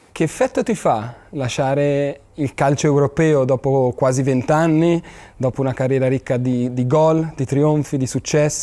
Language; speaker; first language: Italian; native; Italian